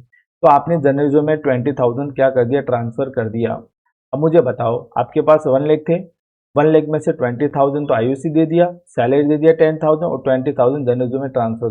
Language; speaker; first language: Hindi; native; Hindi